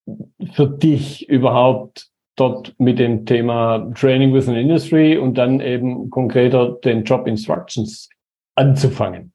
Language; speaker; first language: German; native; German